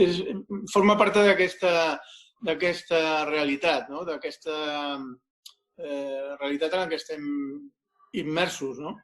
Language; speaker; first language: Catalan; non-native, local second language; Spanish